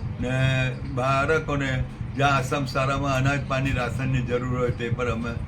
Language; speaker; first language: Gujarati; native; Gujarati